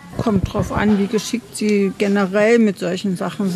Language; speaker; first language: German; native; German